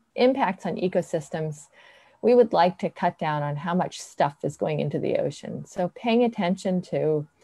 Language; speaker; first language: English; native; English